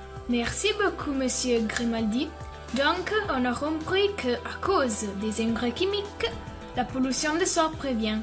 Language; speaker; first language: French; non-native, learner; Italian